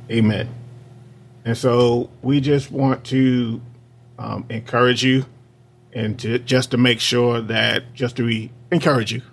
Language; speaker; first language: English; native; English